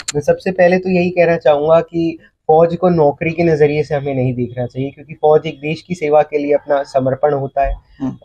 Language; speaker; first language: Hindi; native; Hindi